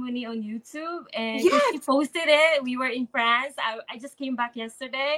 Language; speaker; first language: English; non-native, local second language; Filipino